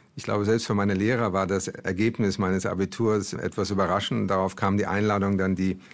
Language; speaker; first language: German; early bilingual, other home language; Portuguese